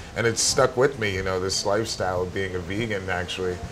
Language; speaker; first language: English; native; English